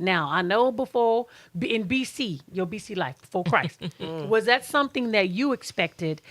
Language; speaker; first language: English; native; English